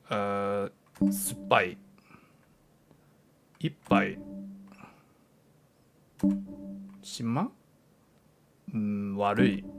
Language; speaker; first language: Japanese; non-native, learner; English